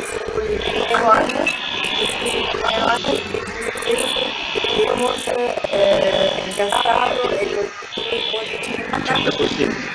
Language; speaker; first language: Spanish; non-native, learner; Italian